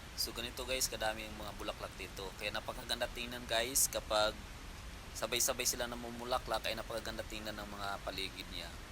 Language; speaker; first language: Filipino; native; Filipino